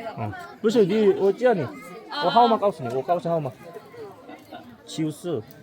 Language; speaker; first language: Chinese; non-native, fluent; Korean